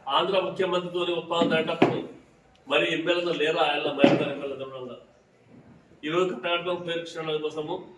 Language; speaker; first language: Telugu; native; Telugu